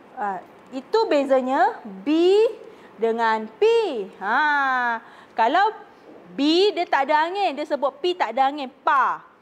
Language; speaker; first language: Malay; native; Malay